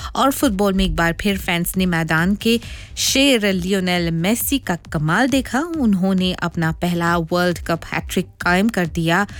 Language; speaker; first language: Hindi; non-native, local second language; Morisyen